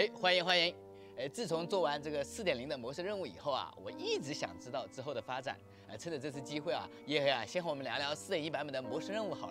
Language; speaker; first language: Chinese; native; Chinese